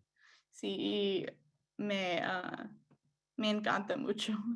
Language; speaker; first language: Spanish; non-native, learner; English